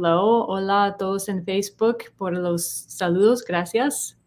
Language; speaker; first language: Spanish; non-native, learner; English